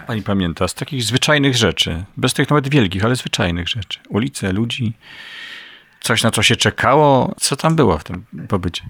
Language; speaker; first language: Polish; native; Polish